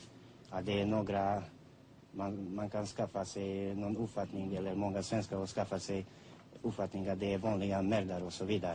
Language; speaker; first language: Swedish; non-native, fluent; Croatian